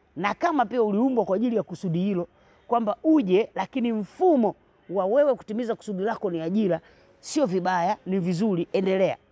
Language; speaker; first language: Swahili; native; Swahili